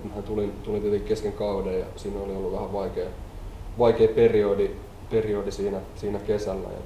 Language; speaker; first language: Finnish; native; Finnish